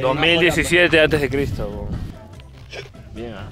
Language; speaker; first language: Spanish; native; Spanish